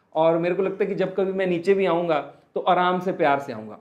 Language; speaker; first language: Hindi; native; Hindi